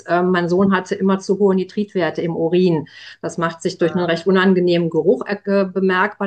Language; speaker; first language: German; native; German